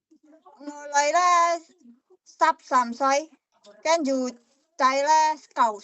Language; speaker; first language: Cantonese; non-native, learner; Indonesian